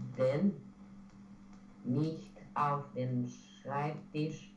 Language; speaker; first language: German; non-native, learner; Romanian